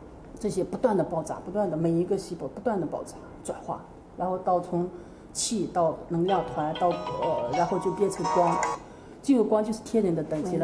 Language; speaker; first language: Chinese; native; Chinese